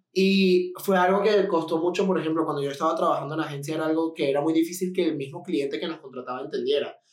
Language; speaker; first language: Spanish; native; Spanish